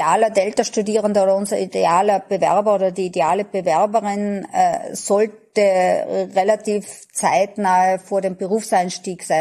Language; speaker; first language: German; native; German